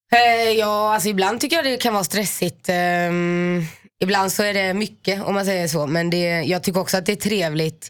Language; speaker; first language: Swedish; native; Swedish